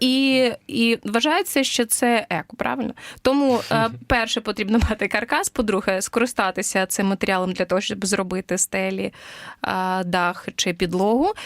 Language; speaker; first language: Ukrainian; native; Ukrainian